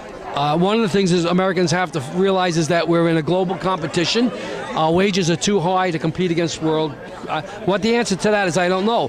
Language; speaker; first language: English; native; English